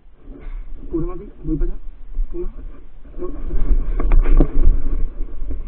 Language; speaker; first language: Spanish; native; Spanish